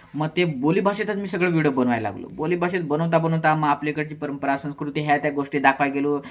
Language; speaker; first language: Marathi; non-native, local second language; Kukna